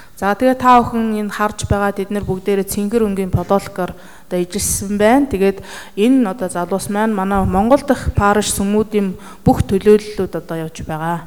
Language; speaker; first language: Mongolian; native; Mongolian